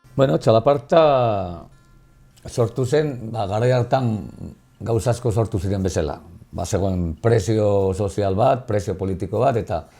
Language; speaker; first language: Basque; non-native, local second language; Spanish